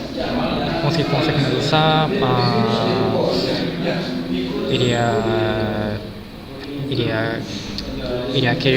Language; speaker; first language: French; non-native, fluent; Japanese